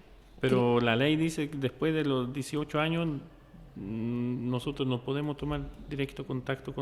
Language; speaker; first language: Spanish; non-native, fluent; Norwegian